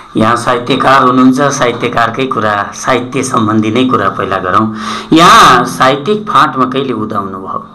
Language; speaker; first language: Nepali; native; Nepali